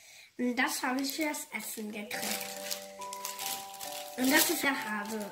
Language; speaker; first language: German; early bilingual, other home language; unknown